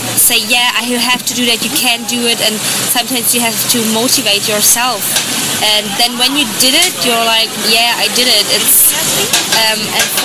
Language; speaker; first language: English; non-native, fluent; German